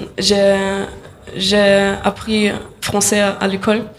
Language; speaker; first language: French; non-native, learner; German